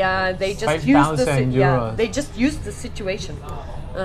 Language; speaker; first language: English; non-native, fluent; German